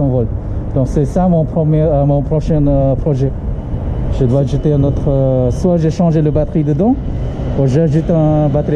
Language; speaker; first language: French; non-native, learner; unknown